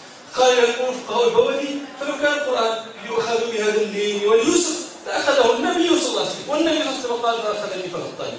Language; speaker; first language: Arabic; native; Arabic